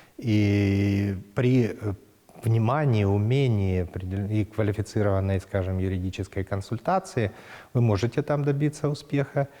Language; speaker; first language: Russian; native; Russian